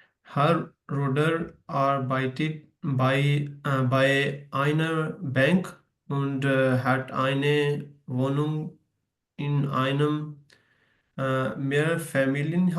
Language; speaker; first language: German; non-native, learner; Hindi